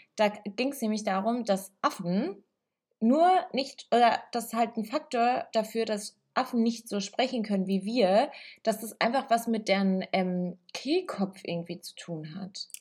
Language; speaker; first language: German; early bilingual, other home language; Italian